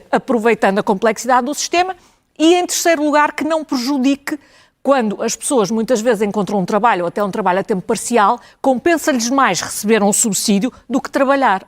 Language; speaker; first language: Portuguese; native; Portuguese